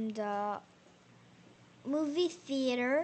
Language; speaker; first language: English; non-native, learner; Korean